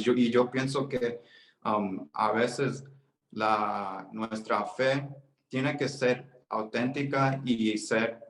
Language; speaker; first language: Spanish; early bilingual, heritage; Spanish